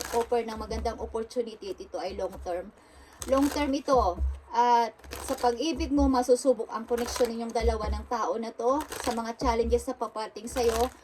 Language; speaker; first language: Filipino; non-native, local second language; Bikol